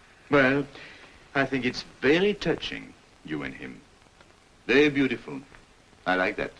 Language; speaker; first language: English; non-native, fluent; French